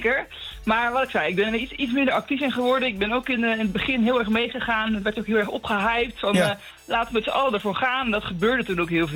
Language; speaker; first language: Dutch; native; Dutch